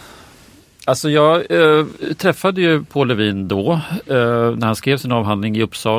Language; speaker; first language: Swedish; native; Swedish